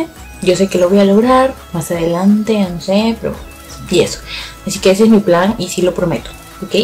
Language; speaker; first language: Spanish; native; Spanish